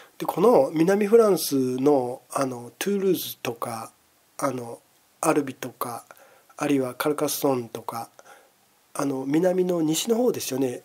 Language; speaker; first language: Japanese; native; Japanese